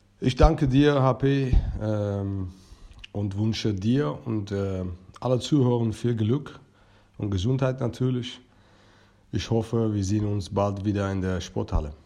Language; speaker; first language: German; non-native, fluent; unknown